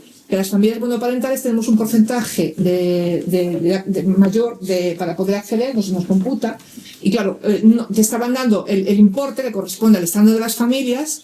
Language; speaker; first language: Spanish; native; Spanish